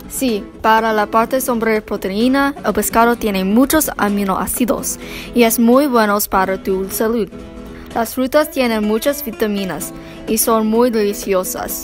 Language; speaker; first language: Spanish; non-native, learner; English